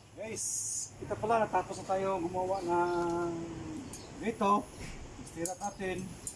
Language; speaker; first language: Filipino; non-native, local second language; Cebuano